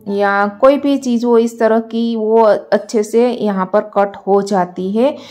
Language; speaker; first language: Hindi; non-native, local second language; Gujarati